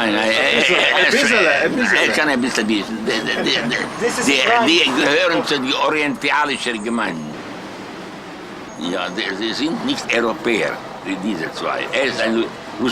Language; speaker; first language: German; non-native, fluent; Hungarian